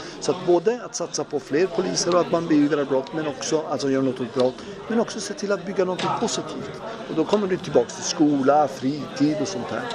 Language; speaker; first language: Swedish; early bilingual, other home language; Turoyo